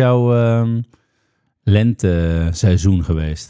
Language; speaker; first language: Dutch; native; Dutch